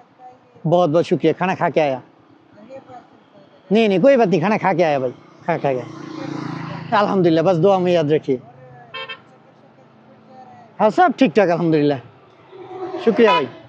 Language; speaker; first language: Hindi; non-native, fluent; Bangla